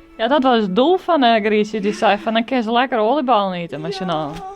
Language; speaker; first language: Dutch; non-native, local second language; Western Frisian